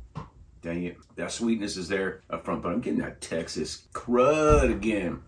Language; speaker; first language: English; native; English